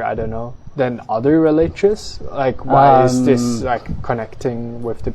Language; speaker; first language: English; non-native, fluent; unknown